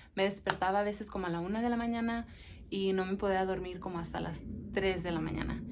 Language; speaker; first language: Spanish; early bilingual, heritage; Spanish